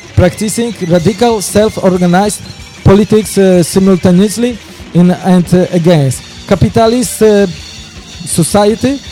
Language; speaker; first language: English; non-native, fluent; Polish